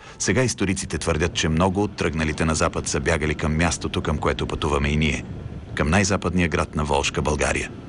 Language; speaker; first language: Bulgarian; native; Bulgarian